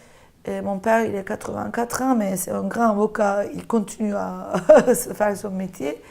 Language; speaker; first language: French; non-native, fluent; Turkish